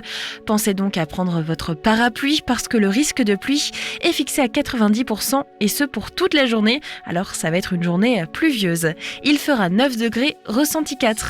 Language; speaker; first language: French; native; French